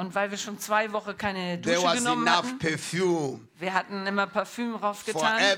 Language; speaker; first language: German; non-native, learner; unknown